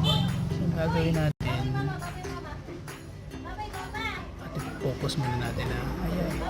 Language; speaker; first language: Filipino; native; Filipino